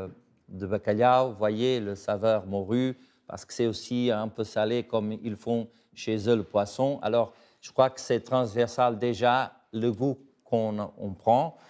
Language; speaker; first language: French; non-native, fluent; Portuguese